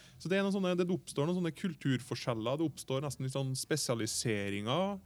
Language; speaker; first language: Norwegian; native; Norwegian